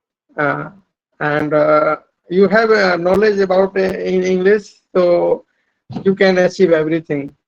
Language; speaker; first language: English; non-native, learner; Hindi